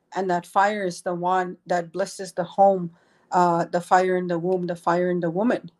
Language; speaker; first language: English; native; English